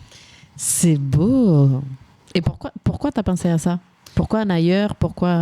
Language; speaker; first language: French; native; French